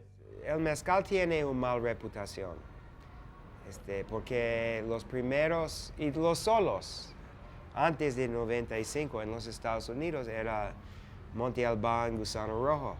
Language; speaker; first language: Spanish; non-native, fluent; English